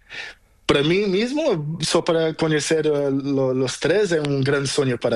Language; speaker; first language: Spanish; non-native, learner; Portuguese